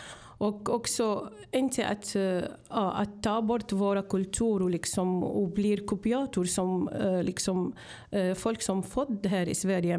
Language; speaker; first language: Swedish; non-native, fluent; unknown